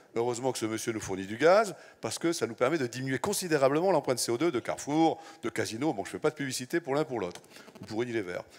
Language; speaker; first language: French; native; French